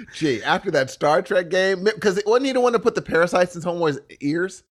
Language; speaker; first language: English; native; English